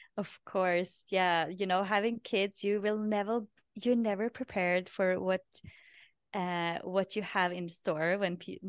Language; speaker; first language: English; non-native, fluent; Norwegian